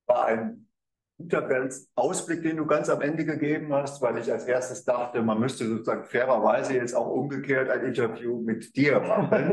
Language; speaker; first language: German; native; German